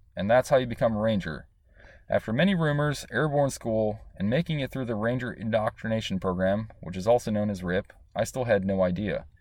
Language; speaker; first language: English; native; English